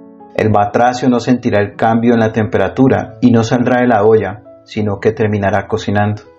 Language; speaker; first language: Spanish; native; Spanish